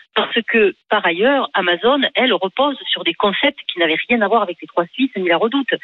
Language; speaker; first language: French; native; French